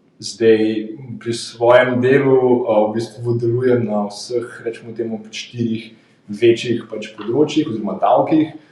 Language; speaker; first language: Slovenian; native; Slovenian